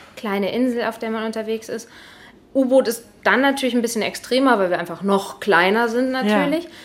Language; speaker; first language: German; native; German